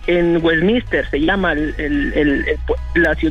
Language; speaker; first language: Spanish; native; Spanish